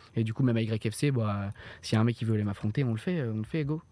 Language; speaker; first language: French; native; French